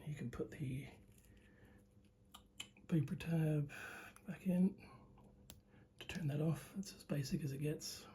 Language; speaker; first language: English; native; English